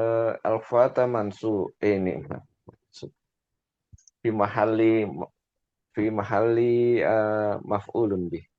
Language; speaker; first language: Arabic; non-native, learner; Indonesian